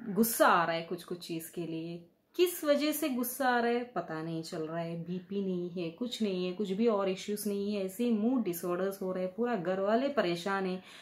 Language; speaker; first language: Hindi; non-native, local second language; Kannada